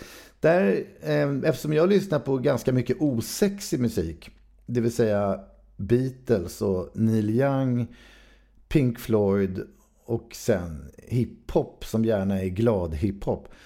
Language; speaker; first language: Swedish; native; Swedish